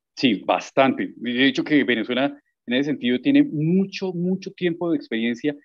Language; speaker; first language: Spanish; native; Spanish